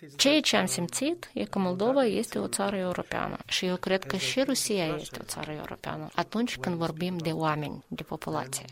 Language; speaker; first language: Romanian; non-native, fluent; Albanian